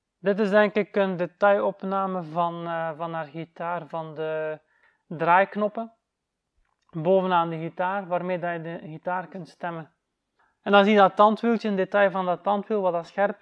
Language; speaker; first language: Dutch; native; Dutch